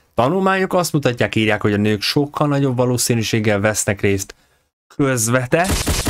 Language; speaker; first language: Hungarian; native; Hungarian